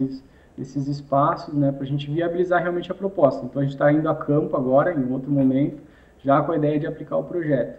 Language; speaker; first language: Portuguese; native; Portuguese